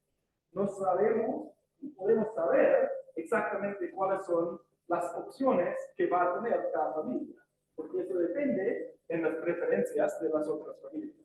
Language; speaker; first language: Spanish; non-native, fluent; English